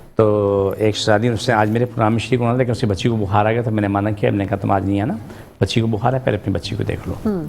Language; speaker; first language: Urdu; non-native, local second language; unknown